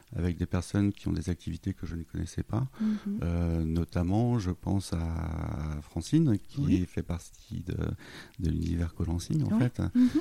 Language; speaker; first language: French; native; French